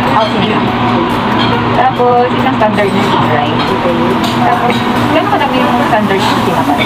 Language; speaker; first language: Filipino; native; Filipino